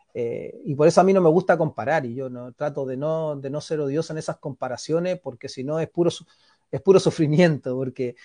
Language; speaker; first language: Spanish; native; Spanish